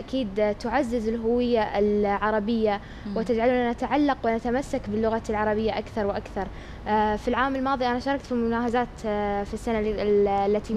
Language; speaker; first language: Arabic; native; Arabic